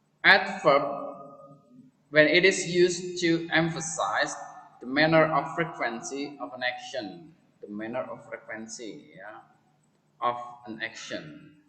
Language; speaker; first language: English; non-native, fluent; Indonesian